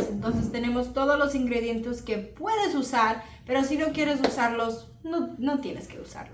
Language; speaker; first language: Spanish; early bilingual, heritage; Spanish